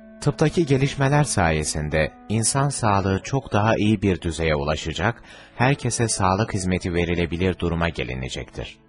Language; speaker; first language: Turkish; native; Turkish